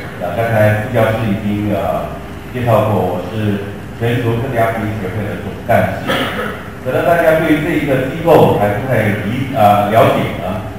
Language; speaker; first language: Chinese; non-native, local second language; Hakka Chinese